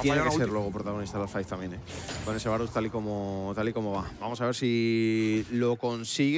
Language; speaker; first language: Spanish; native; Spanish